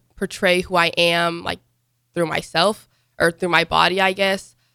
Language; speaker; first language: English; native; English